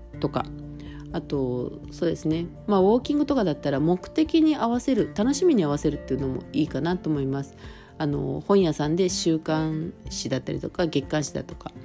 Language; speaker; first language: Japanese; native; Japanese